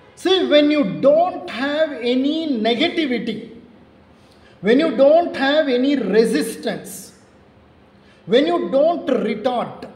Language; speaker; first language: English; non-native, local second language; Kannada